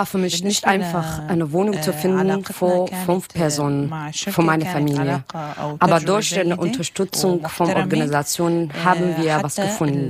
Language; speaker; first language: German; non-native, learner; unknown